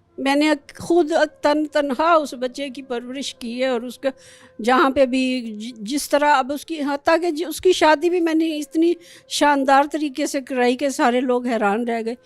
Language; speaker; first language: Urdu; non-native, local second language; Pashto